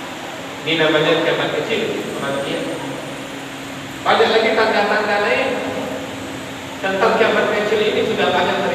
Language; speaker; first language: Indonesian; native; Indonesian